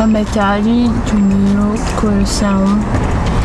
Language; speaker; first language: Portuguese; non-native, learner; English